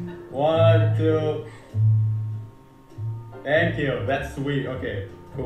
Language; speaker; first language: English; non-native, fluent; Indonesian